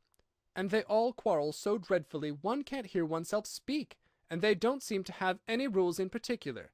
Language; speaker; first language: English; native; English